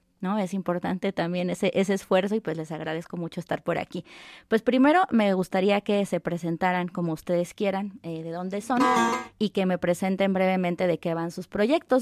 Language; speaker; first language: Spanish; native; Spanish